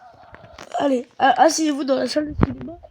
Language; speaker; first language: French; native; French